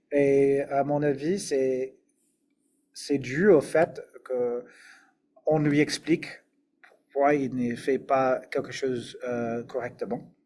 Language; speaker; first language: French; non-native, fluent; English